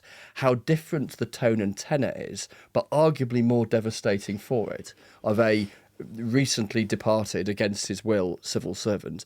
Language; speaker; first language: English; native; English